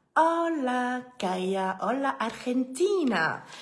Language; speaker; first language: Spanish; non-native, learner; French